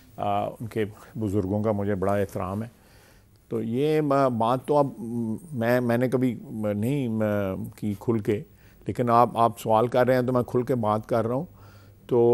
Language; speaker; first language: Urdu; non-native, local second language; Punjabi